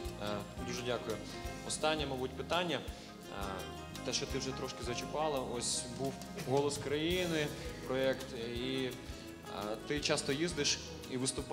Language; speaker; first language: Ukrainian; native; Ukrainian